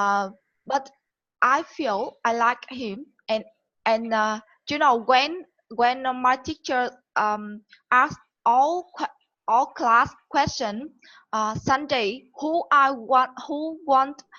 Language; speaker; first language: English; non-native, learner; Vietnamese